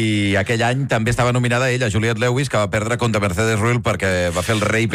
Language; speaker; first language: Catalan; native; Catalan